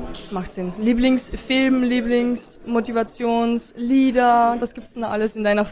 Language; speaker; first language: German; native; German